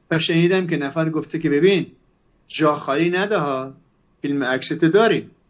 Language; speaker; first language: Persian; non-native, local second language; Turkmen